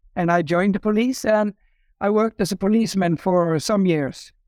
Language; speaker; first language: English; non-native, fluent; Norwegian